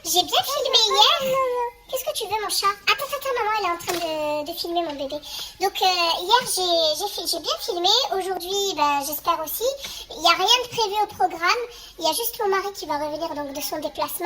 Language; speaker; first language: French; native; French